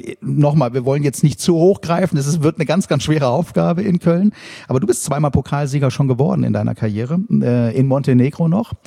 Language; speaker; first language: German; native; German